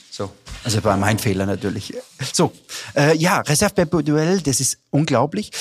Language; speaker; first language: German; native; German